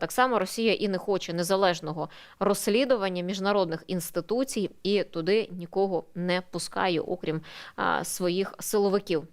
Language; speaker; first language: Ukrainian; native; Ukrainian